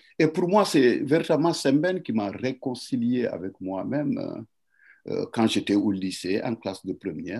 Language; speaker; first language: French; non-native, local second language; Wolof